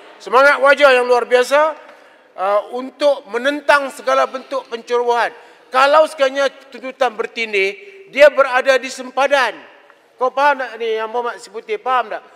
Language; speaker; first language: Malay; native; Malay